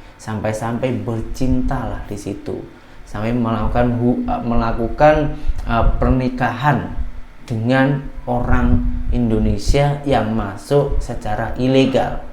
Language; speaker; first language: Indonesian; native; Indonesian